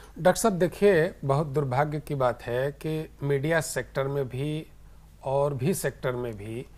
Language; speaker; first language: Hindi; native; Hindi